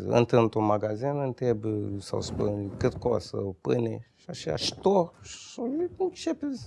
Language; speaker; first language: Romanian; non-native, fluent; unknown